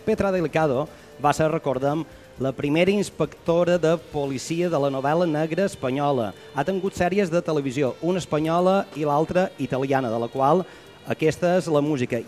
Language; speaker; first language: Catalan; native; Catalan